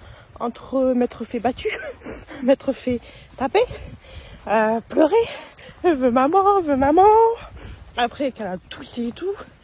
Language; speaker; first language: French; native; French